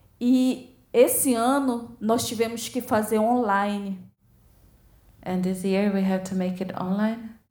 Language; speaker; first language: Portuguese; native; Portuguese